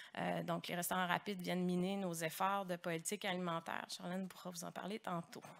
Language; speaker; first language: French; native; French